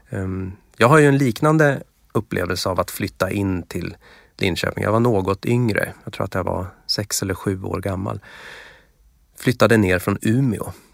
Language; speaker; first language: Swedish; native; Swedish